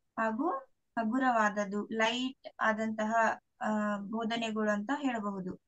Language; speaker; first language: Kannada; non-native, local second language; Lambadi